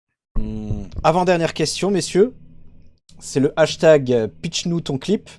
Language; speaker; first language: French; native; French